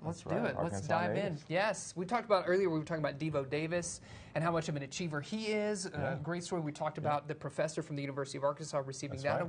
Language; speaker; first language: English; native; English